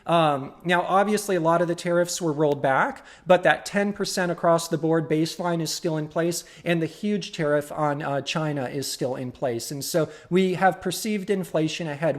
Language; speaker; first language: English; native; English